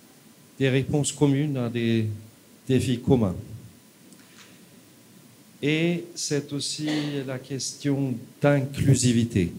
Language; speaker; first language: French; non-native, fluent; Swedish